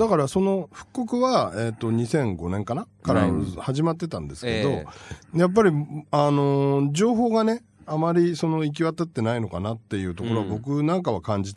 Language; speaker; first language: Japanese; native; Japanese